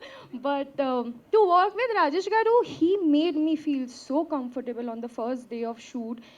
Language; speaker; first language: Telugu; non-native, learner; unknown